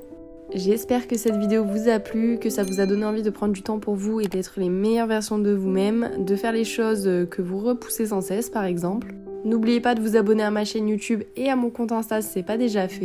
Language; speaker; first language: French; native; French